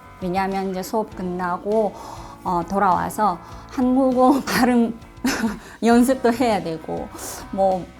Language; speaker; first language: Korean; non-native, fluent; Russian